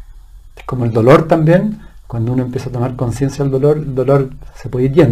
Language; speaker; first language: Spanish; native; Spanish